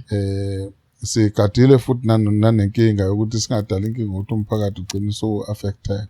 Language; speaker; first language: Zulu; native; Zulu